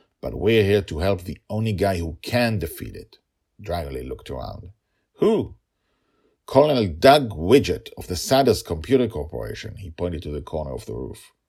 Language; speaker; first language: English; non-native, fluent; Hebrew